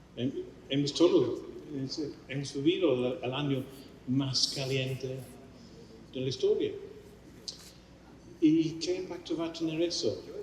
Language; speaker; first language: Spanish; non-native, fluent; English